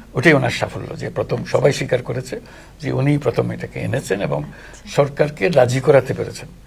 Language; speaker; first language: Bangla; native; Bangla